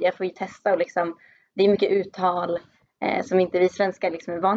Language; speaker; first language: Swedish; native; Swedish